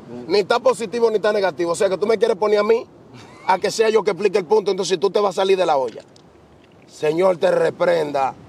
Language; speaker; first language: Spanish; native; Spanish